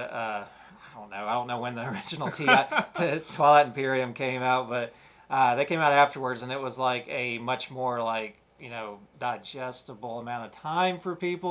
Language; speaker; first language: English; native; English